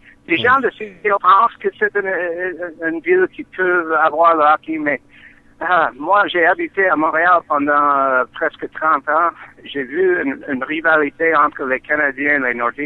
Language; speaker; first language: French; non-native, learner; English